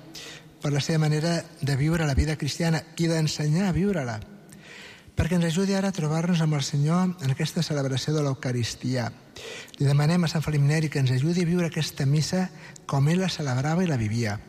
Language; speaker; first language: Catalan; native; Catalan